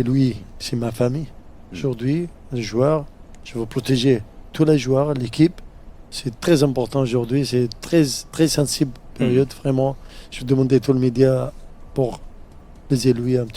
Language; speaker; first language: French; non-native, fluent; Arabic